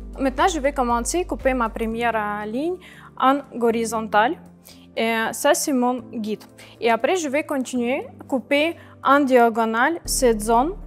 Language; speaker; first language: French; non-native, learner; Ukrainian